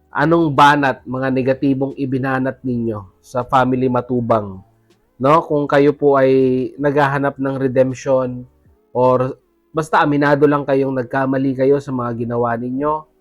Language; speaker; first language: Filipino; native; Filipino